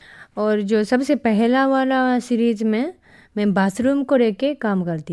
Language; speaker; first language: Hindi; non-native, fluent; Japanese